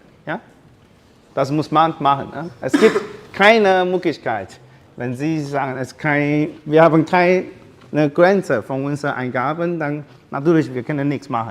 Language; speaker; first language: German; non-native, learner; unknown